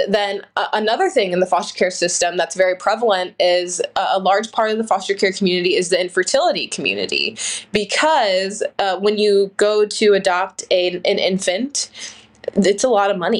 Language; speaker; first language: English; native; English